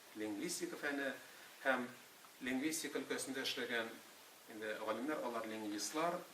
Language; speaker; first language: Tatar; native; Tatar